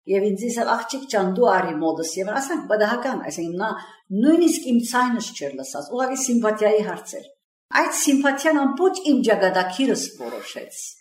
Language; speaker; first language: Armenian; early bilingual, heritage; Armenian